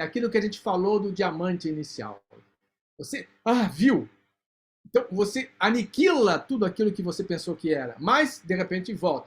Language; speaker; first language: Portuguese; native; Portuguese